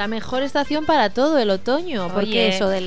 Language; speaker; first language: Spanish; native; Spanish